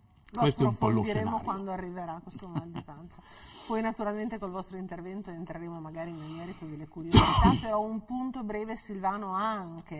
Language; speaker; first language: Italian; native; Italian